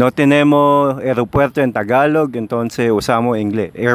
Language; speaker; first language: Spanish; non-native, fluent; Filipino